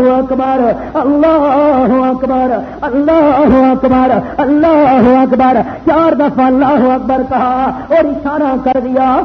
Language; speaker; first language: Urdu; non-native, local second language; Punjabi